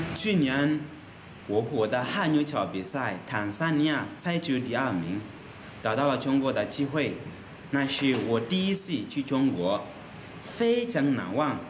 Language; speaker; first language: Chinese; non-native, learner; Swahili